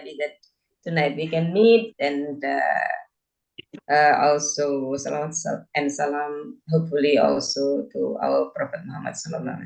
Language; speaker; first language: English; non-native, fluent; Indonesian